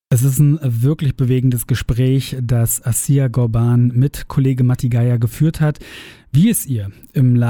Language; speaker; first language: German; native; German